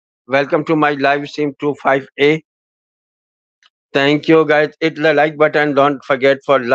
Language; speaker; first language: English; non-native, learner; Urdu